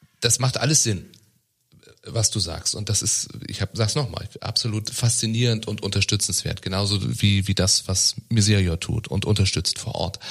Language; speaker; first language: German; native; German